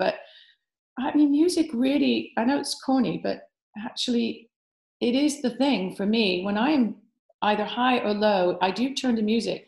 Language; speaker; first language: English; native; English